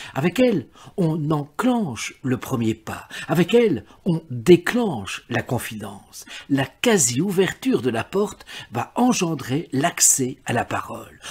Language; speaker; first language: French; native; French